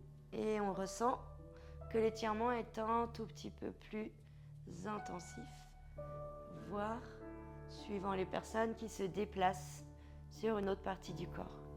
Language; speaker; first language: French; native; French